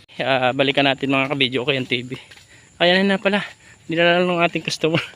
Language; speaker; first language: Filipino; native; Filipino